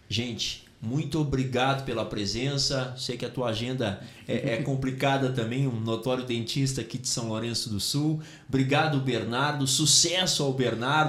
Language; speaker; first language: Portuguese; native; Portuguese